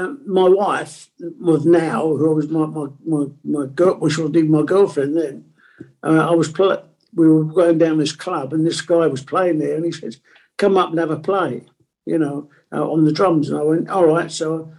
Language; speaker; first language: English; non-native, local second language; Italian